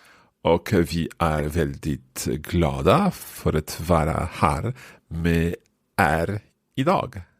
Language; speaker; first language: Swedish; non-native, learner; English